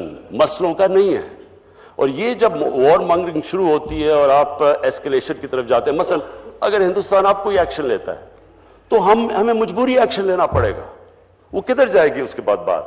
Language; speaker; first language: Urdu; native; Urdu